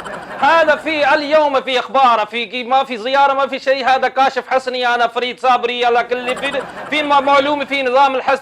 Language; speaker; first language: Arabic; non-native, learner; Punjabi